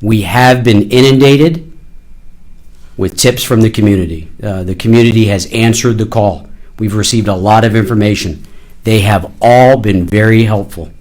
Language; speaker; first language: English; native; English